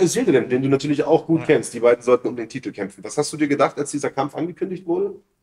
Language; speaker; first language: German; native; German